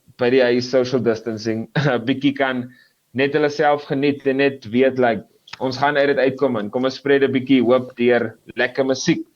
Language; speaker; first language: Afrikaans; native; Afrikaans